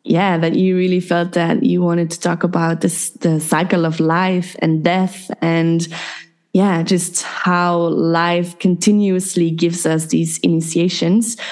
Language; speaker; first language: English; non-native, fluent; Dutch